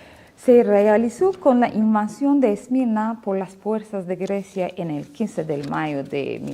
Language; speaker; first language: Spanish; non-native, fluent; Turkish